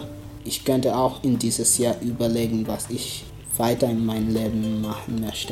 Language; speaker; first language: German; non-native, learner; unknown